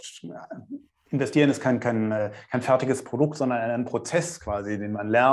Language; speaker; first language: German; native; German